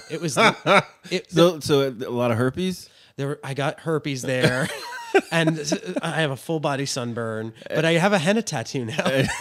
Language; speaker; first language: English; native; English